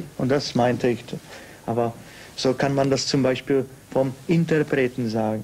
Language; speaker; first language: German; non-native, fluent; Czech